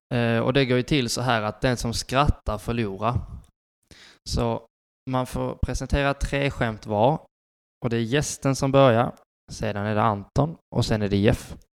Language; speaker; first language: Swedish; native; Swedish